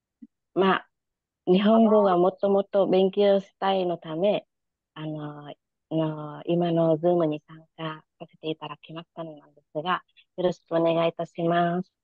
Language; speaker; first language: Japanese; non-native, learner; Vietnamese